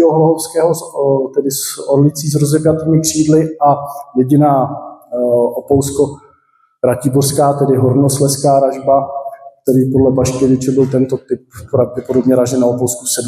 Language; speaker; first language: Czech; native; Czech